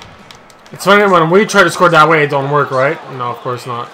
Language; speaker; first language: English; native; English